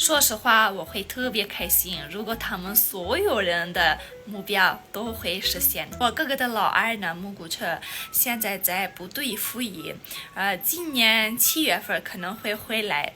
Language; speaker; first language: Chinese; non-native, fluent; Armenian